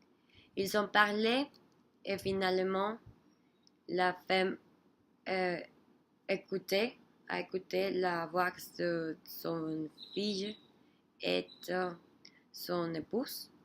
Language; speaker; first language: French; non-native, learner; Spanish